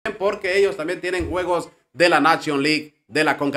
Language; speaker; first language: Spanish; native; Spanish